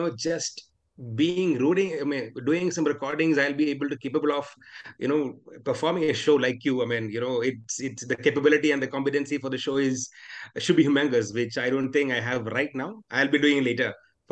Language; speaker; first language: English; non-native, local second language; Malayalam